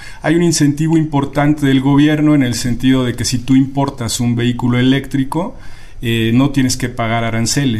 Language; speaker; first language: Spanish; native; Spanish